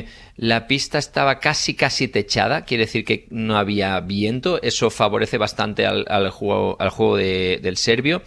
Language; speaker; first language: Spanish; native; Spanish